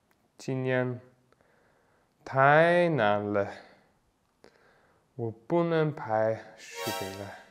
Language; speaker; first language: Chinese; non-native, fluent; German